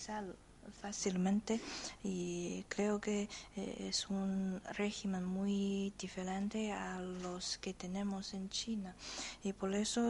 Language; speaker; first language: Spanish; non-native, fluent; Chinese